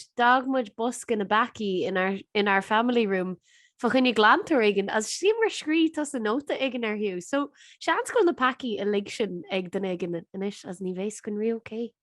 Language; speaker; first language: Irish; native; Irish